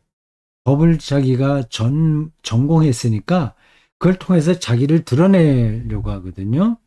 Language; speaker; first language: Korean; native; Korean